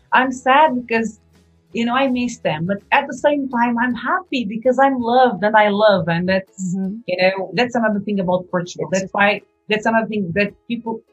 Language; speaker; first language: English; non-native, fluent; Portuguese